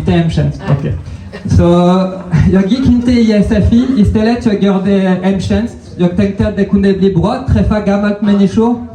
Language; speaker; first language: Swedish; non-native, fluent; French